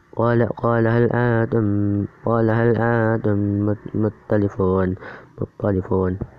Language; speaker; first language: Arabic; non-native, learner; Indonesian